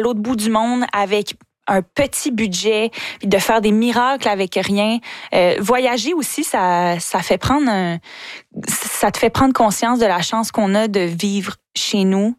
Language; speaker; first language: French; native; French